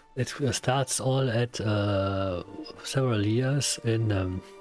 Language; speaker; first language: English; non-native, learner; German